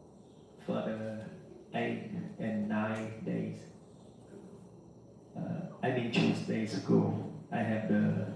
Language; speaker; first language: English; non-native, learner; Vietnamese